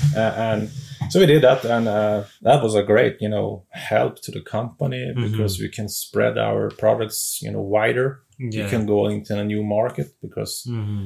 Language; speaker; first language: English; non-native, fluent; Swedish